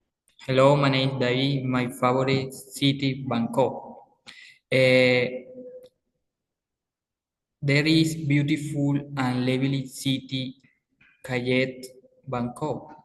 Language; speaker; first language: English; non-native, learner; Spanish